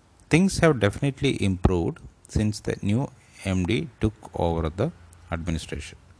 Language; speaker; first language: English; non-native, local second language; Malayalam